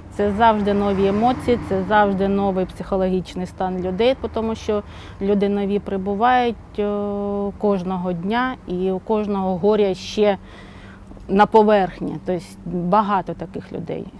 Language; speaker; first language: Ukrainian; non-native, local second language; Russian